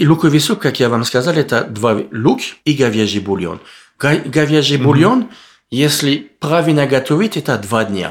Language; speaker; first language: Russian; non-native, learner; French